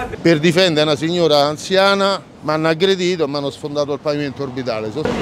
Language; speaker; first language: Italian; native; Italian